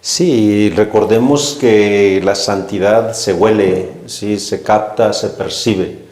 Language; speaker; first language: Spanish; native; Spanish